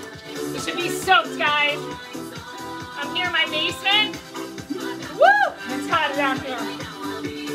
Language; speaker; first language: English; native; English